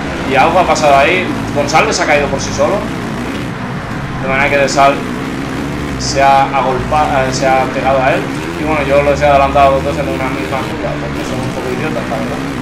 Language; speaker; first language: Spanish; native; Spanish